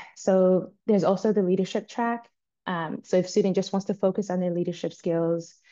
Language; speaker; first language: English; native; English